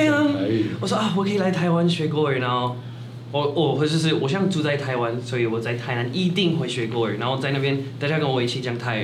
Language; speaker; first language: Chinese; non-native, fluent; French